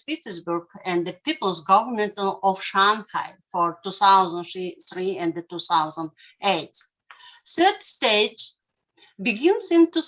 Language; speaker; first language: English; non-native, learner; Russian